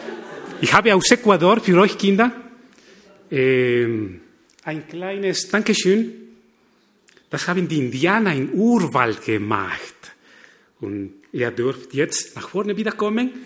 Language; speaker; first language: German; non-native, fluent; Spanish